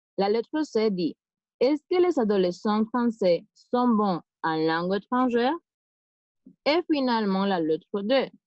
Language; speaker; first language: French; non-native, fluent; Spanish